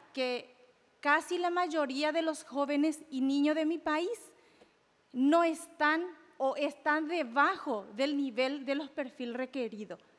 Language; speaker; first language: Spanish; native; Spanish